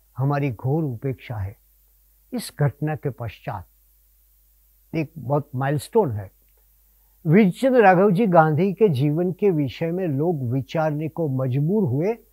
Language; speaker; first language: Hindi; non-native, local second language; Gujarati